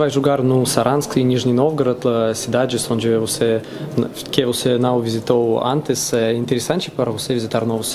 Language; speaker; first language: Portuguese; non-native, learner; Russian